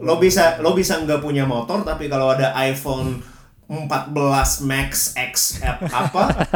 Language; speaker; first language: Indonesian; early bilingual, other home language; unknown